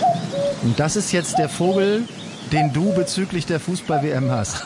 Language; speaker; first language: German; native; German